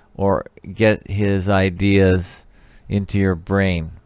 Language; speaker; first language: English; native; English